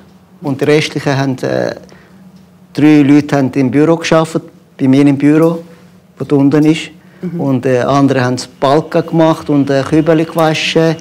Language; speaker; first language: German; non-native, fluent; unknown